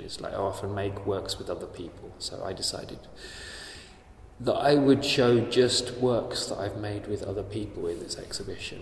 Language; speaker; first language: English; native; English